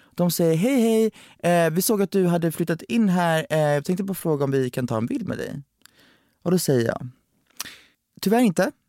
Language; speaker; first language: Swedish; native; Swedish